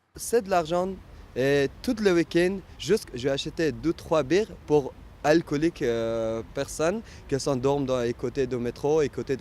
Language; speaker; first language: French; non-native, learner; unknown